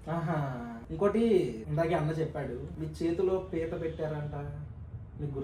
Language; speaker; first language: Telugu; native; Telugu